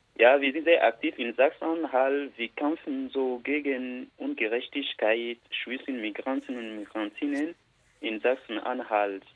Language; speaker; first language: German; non-native, learner; Bambara